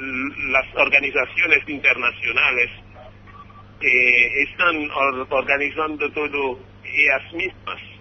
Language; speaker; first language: Spanish; non-native, fluent; Haitian Creole